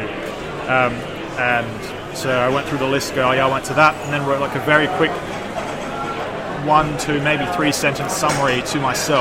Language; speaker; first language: English; native; English